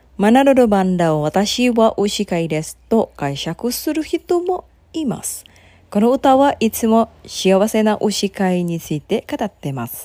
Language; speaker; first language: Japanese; non-native, fluent; Indonesian